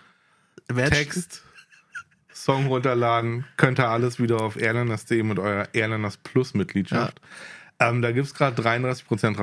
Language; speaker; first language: German; native; German